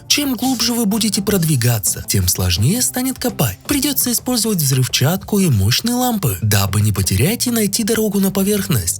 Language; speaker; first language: Russian; native; Russian